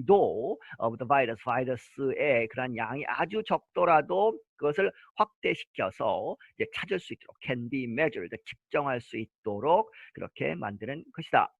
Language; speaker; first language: Korean; native; Korean